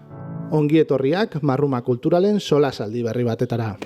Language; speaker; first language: Basque; native; Basque